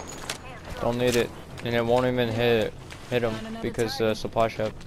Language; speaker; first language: English; native; English